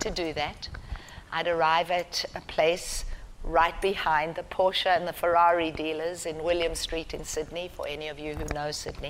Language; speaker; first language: English; native; English